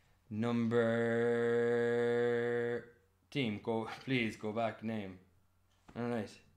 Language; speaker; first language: English; native; English